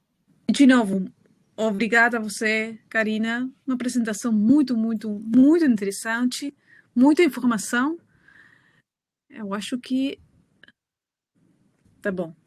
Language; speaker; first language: Portuguese; non-native, fluent; Spanish